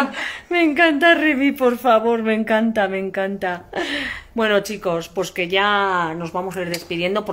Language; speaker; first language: Spanish; native; Spanish